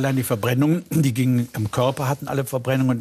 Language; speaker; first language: German; native; German